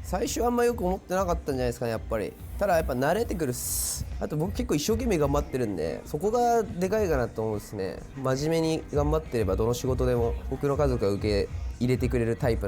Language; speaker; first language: Japanese; native; Japanese